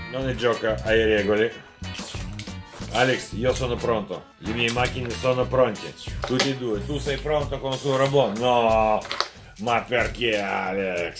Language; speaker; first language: Italian; non-native, fluent; Russian